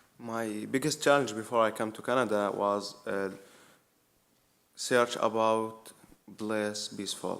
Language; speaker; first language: English; non-native, learner; Arabic